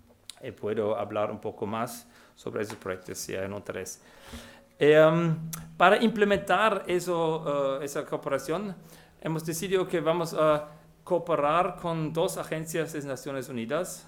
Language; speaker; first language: Spanish; non-native, fluent; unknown